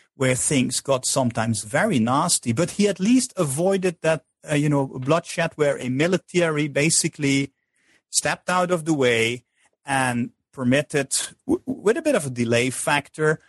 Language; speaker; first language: English; non-native, fluent; Dutch